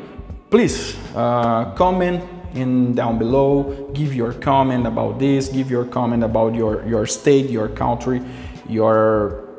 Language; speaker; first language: English; non-native, local second language; Portuguese